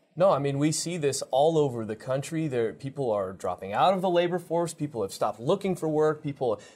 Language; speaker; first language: English; native; English